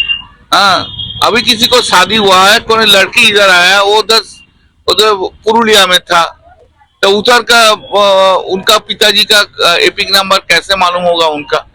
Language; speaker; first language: Hindi; non-native, local second language; Bangla